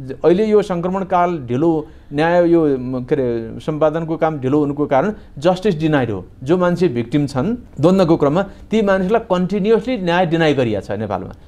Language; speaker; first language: Nepali; native; Nepali